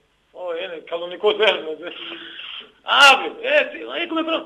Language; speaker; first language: Greek; non-native, learner; Portuguese